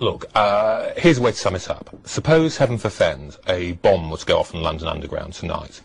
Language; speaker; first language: English; native; English